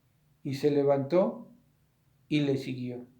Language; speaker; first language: Spanish; native; Spanish